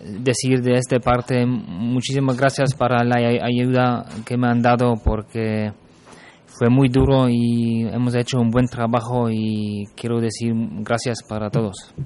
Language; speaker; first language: Spanish; non-native, fluent; German